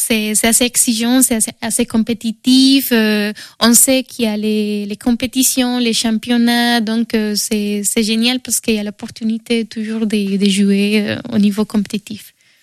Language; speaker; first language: French; non-native, fluent; Spanish